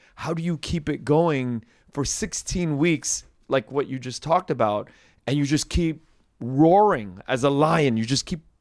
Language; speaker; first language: English; native; English